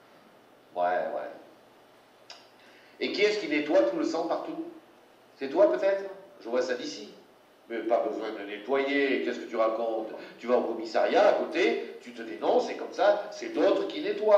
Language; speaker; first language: French; native; French